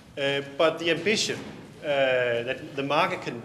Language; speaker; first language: English; non-native, fluent; Danish